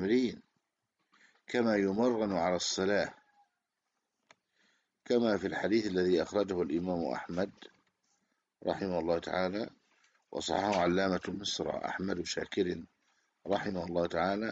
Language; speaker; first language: Arabic; native; Arabic